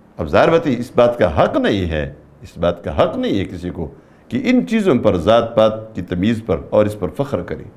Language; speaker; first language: Urdu; non-native, local second language; Pashto